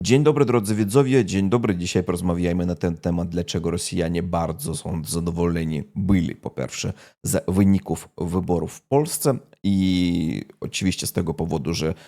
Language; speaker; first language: Polish; non-native, fluent; Russian